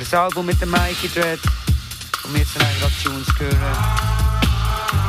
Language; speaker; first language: German; native; German